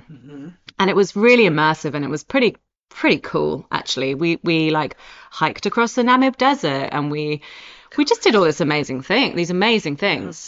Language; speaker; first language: English; native; English